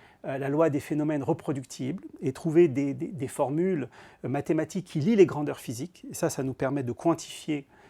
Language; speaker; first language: French; native; French